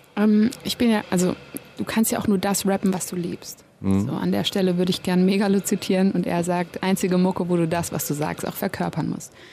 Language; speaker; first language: German; native; German